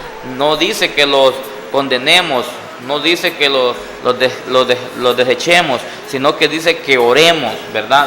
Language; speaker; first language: Spanish; native; Spanish